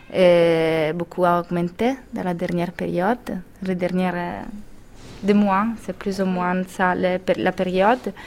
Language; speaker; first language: French; non-native, fluent; Italian